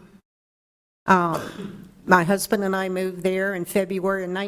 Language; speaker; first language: English; native; English